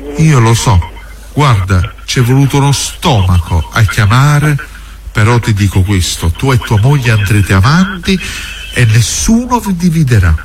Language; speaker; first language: Italian; native; Italian